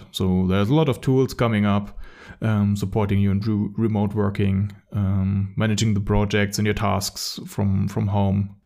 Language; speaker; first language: English; non-native, fluent; German